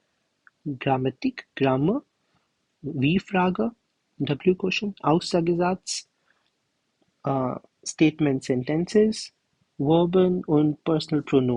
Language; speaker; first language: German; non-native, learner; Hindi